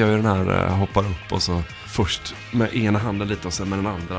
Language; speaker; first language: Swedish; native; Swedish